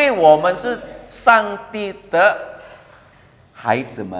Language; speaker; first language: Chinese; early bilingual, heritage; Chinese